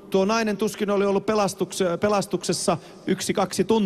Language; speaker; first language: Finnish; native; Finnish